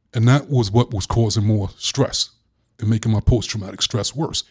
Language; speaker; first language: English; native; English